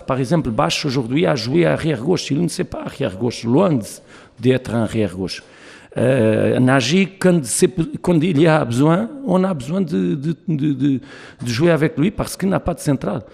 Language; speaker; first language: French; non-native, learner; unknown